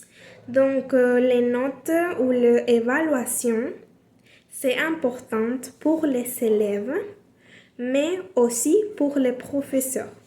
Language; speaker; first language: French; non-native, learner; Spanish